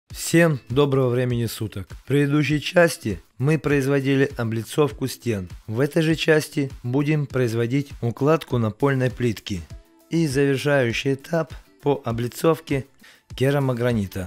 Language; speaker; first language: Russian; native; Russian